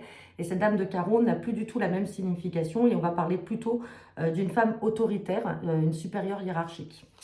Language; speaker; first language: French; native; French